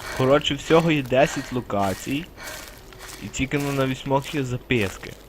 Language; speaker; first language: Ukrainian; native; Ukrainian